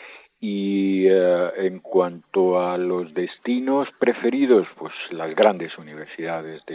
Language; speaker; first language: Spanish; native; Spanish